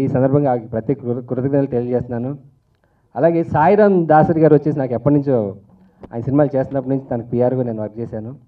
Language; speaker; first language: Telugu; native; Telugu